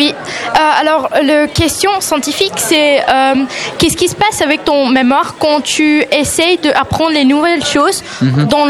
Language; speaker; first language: French; non-native, learner; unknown